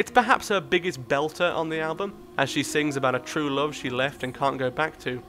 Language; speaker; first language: English; native; English